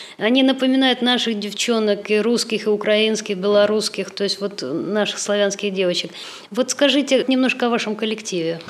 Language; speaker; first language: Russian; native; Russian